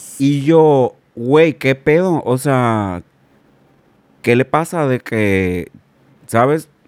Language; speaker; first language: Spanish; native; Spanish